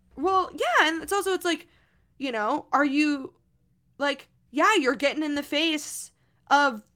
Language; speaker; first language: English; native; English